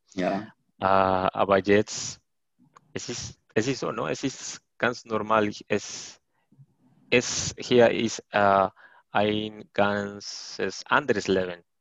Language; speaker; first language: German; non-native, learner; Spanish